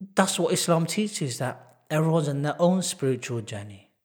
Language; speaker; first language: English; native; English